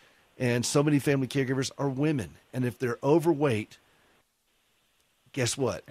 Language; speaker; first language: English; native; English